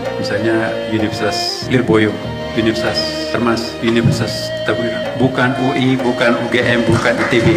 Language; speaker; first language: Indonesian; native; Indonesian